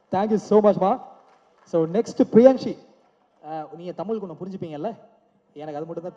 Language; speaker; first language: Tamil; native; Tamil